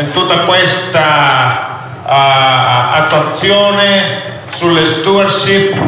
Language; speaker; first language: Italian; non-native, learner; Spanish